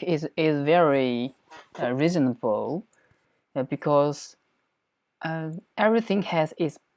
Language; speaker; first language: English; non-native, learner; Chinese